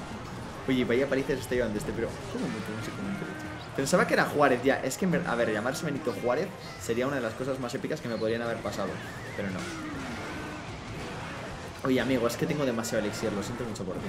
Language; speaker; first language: Spanish; native; Spanish